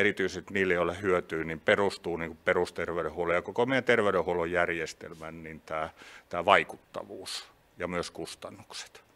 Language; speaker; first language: Finnish; native; Finnish